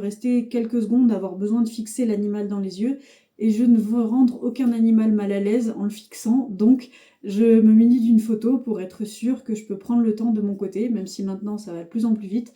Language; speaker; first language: French; native; French